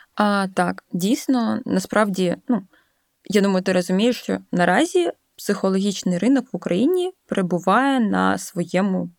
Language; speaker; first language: Ukrainian; native; Ukrainian